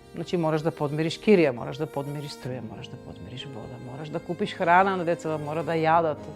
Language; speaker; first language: Macedonian; native; Macedonian